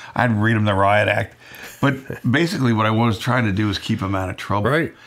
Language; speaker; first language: English; native; English